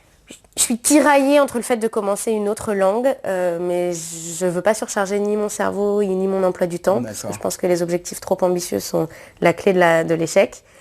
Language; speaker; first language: French; native; French